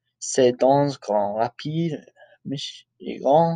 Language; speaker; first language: French; non-native, learner; English